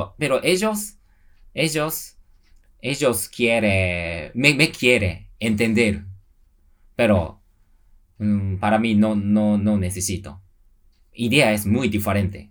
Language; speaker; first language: Spanish; non-native, learner; Japanese